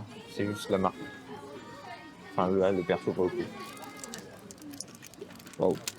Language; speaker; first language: French; native; French